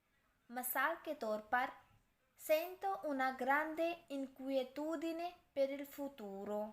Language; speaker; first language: Italian; non-native, fluent; Urdu